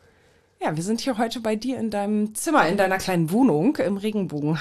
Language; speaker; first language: German; native; German